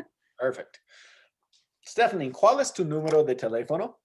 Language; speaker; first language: Spanish; non-native, fluent; English